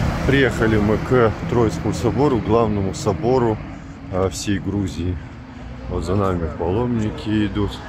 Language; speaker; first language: Russian; native; Russian